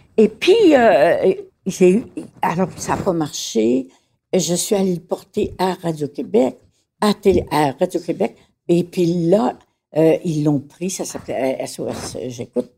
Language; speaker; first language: French; native; French